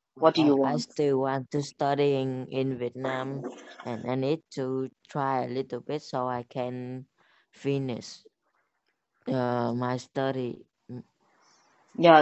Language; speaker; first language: English; non-native, learner; Vietnamese